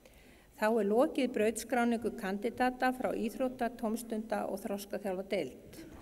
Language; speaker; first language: Icelandic; native; Icelandic